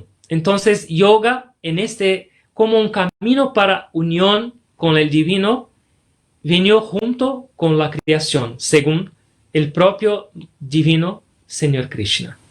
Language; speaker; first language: Spanish; non-native, fluent; Portuguese